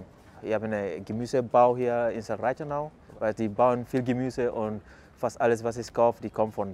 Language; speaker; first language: German; non-native, fluent; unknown